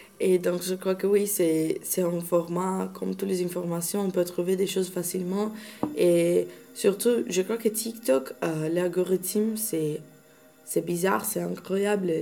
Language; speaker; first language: French; non-native, learner; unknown